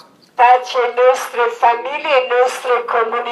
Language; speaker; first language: Italian; non-native, learner; Croatian